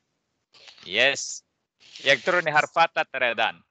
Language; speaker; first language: Swedish; non-native, fluent; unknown